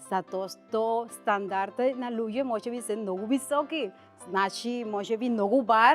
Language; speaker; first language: Macedonian; non-native, fluent; Spanish